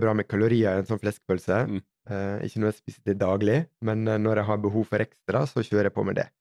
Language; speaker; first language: Norwegian; native; Norwegian